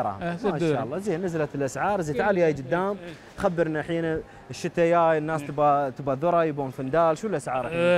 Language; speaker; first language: Arabic; native; Arabic